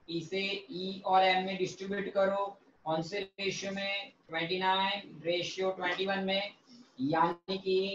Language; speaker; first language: Hindi; non-native, local second language; Gujarati